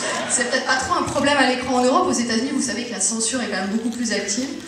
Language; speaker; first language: French; native; French